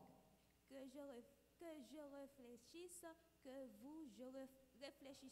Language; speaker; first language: Haitian Creole; non-native, learner; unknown